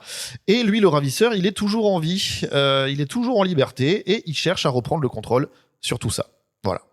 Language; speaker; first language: French; native; French